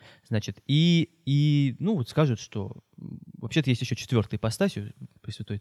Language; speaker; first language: Russian; native; Russian